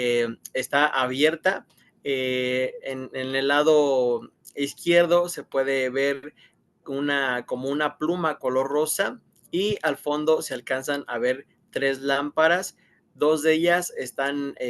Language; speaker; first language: Spanish; native; Spanish